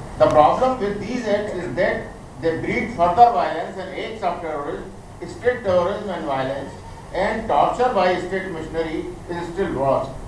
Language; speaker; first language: Hindi; native; Hindi